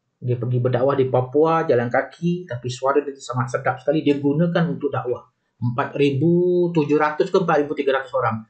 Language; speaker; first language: Malay; native; Malay